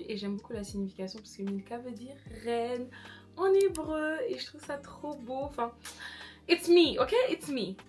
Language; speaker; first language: French; native; French